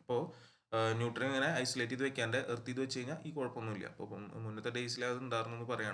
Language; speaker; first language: Malayalam; native; Malayalam